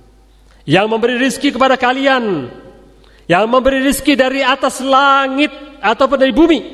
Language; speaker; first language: Indonesian; native; Indonesian